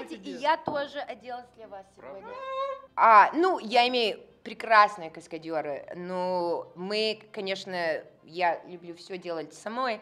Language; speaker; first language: Russian; non-native, learner; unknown